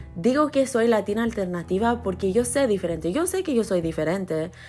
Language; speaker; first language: Spanish; early bilingual, other home language; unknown